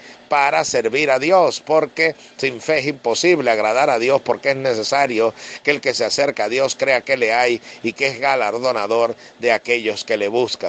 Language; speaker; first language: Spanish; native; Spanish